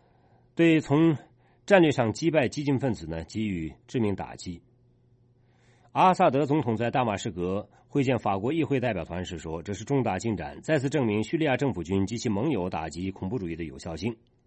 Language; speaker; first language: Chinese; native; Chinese